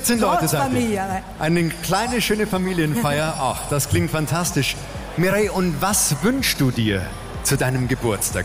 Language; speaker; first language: German; native; German